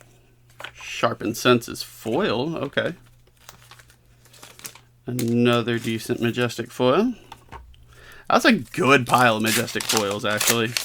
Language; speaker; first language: English; native; English